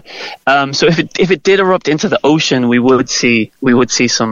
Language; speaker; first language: English; native; English